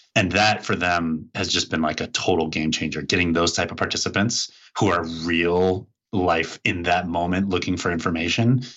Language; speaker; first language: English; native; English